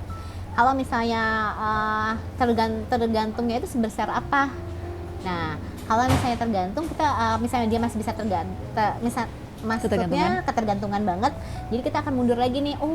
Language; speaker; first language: Indonesian; native; Indonesian